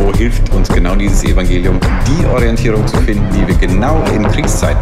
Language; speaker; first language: German; native; German